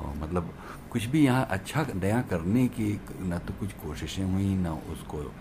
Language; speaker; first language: Hindi; native; Hindi